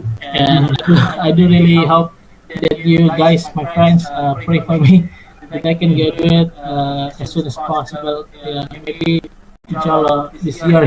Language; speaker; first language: English; non-native, fluent; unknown